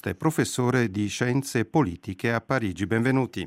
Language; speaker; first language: Italian; native; Italian